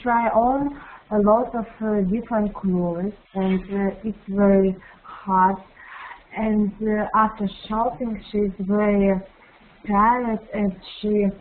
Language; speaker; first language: English; non-native, learner; Russian